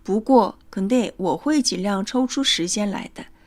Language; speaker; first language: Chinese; native; Chinese